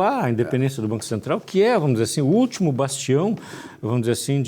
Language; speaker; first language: Portuguese; native; Portuguese